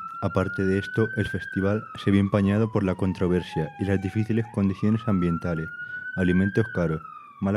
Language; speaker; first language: Spanish; native; Spanish